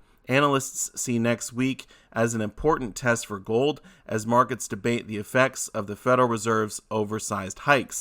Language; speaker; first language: English; native; English